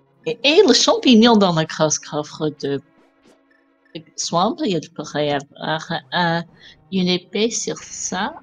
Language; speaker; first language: French; non-native, fluent; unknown